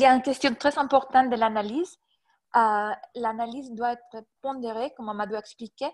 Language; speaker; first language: French; non-native, fluent; Spanish